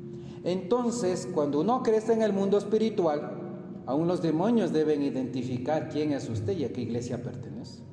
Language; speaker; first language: Spanish; native; Spanish